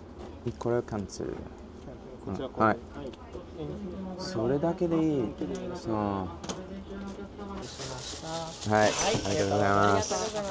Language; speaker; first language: Japanese; non-native, learner; English